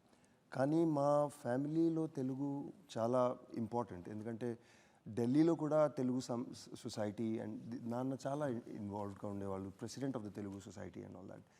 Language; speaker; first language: Telugu; early bilingual, heritage; Telugu